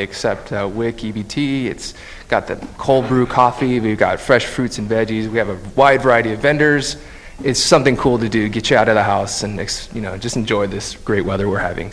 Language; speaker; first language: English; native; English